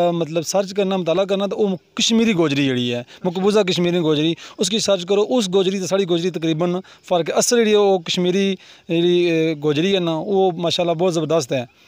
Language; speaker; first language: Punjabi; non-native, local second language; Gujari